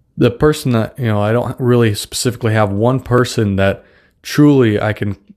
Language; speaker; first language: English; non-native, fluent; Russian